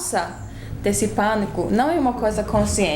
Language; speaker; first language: Portuguese; non-native, fluent; Swedish